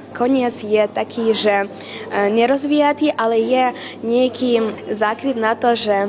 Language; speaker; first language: Slovak; non-native, learner; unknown